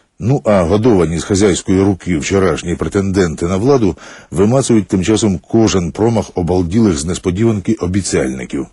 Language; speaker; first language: Ukrainian; native; Ukrainian